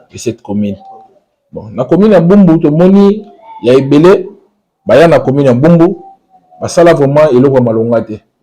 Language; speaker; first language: Lingala; native; Lingala